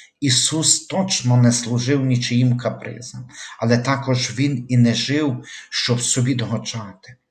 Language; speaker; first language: Ukrainian; native; Ukrainian